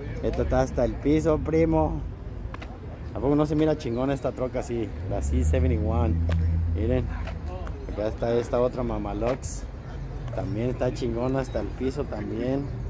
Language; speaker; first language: Spanish; early bilingual, heritage; Spanish